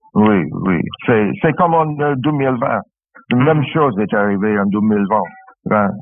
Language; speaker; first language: French; non-native, fluent; English